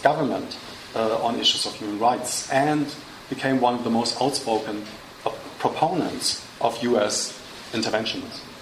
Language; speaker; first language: English; non-native, fluent; German